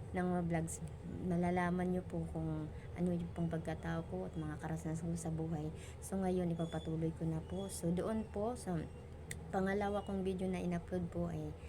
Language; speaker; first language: Filipino; non-native, local second language; Waray